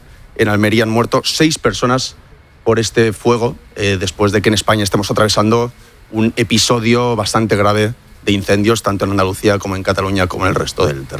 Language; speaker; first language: Spanish; native; Spanish